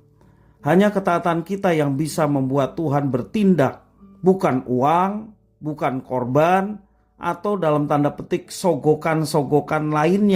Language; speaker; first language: Indonesian; native; Indonesian